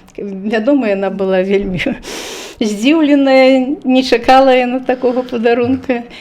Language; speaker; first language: Belarusian; native; Belarusian